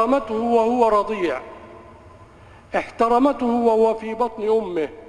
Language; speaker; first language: Arabic; native; Arabic